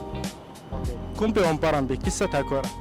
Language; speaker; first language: Finnish; non-native, learner; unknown